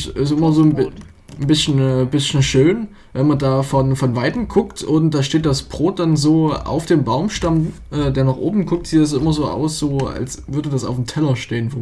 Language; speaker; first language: German; native; German